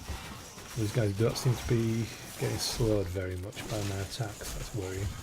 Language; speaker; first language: English; native; English